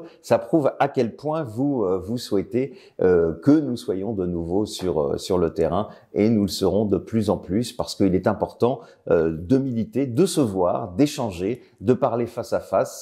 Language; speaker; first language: French; native; French